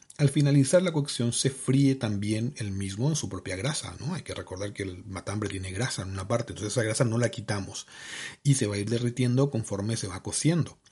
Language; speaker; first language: Spanish; native; Spanish